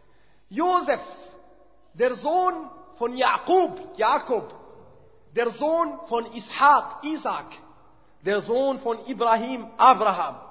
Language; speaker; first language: German; non-native, fluent; Arabic